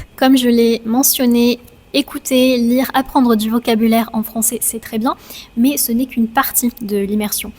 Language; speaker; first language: French; native; French